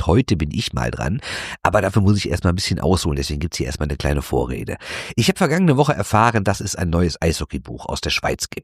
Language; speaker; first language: German; native; German